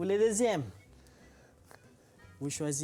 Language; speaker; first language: French; non-native, fluent; Malay